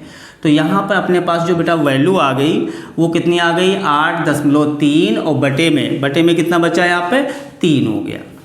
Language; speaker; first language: Hindi; native; Hindi